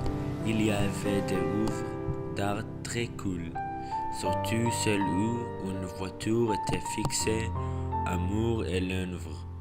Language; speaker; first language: French; non-native, learner; English